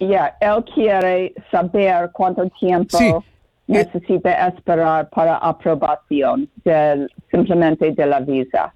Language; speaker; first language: Spanish; non-native, learner; English